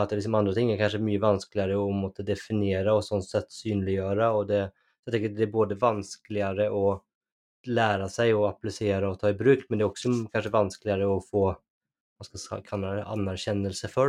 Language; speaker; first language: Norwegian; native; Norwegian